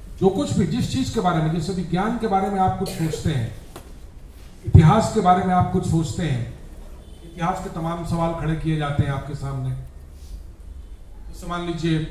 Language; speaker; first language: Hindi; native; Hindi